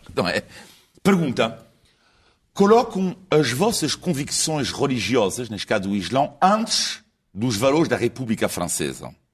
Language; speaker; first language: Portuguese; non-native, fluent; French